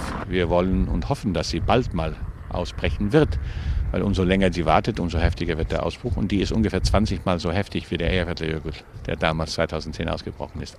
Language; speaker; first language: German; non-native, fluent; Icelandic